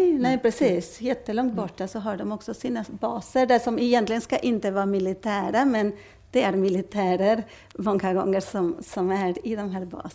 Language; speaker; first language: Swedish; non-native, fluent; Spanish